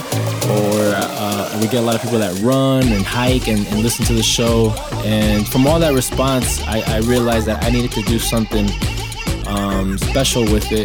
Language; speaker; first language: English; native; English